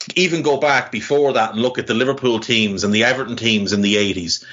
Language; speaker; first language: English; native; English